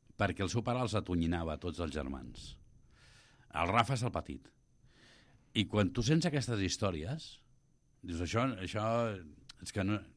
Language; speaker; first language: Catalan; native; Catalan